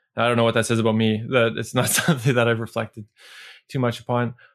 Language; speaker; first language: English; native; English